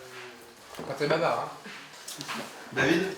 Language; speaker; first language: French; native; French